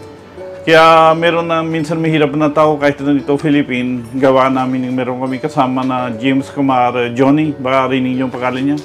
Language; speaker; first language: Filipino; non-native, learner; Punjabi